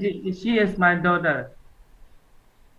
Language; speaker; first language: English; non-native, learner; Burmese